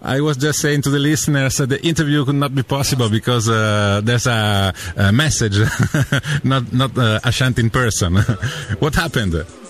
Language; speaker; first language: English; non-native, fluent; Italian